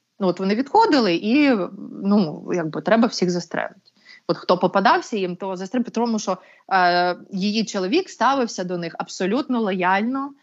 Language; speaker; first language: Ukrainian; native; Ukrainian